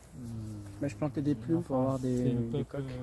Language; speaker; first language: French; native; French